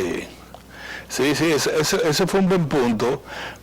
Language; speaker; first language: Spanish; native; Spanish